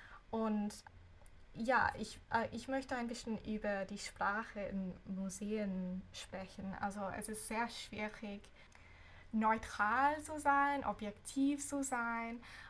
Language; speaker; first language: German; non-native, fluent; English